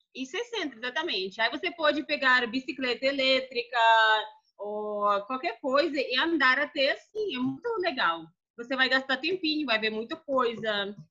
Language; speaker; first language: Portuguese; non-native, fluent; Russian